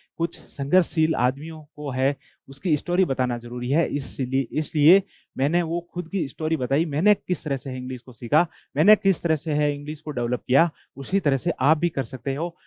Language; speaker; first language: Hindi; non-native, local second language; Marwari